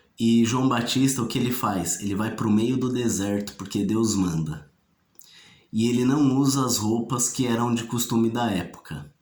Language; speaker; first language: Portuguese; native; Portuguese